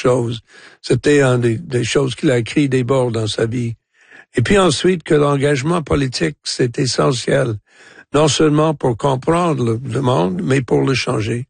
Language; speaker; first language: French; non-native, local second language; English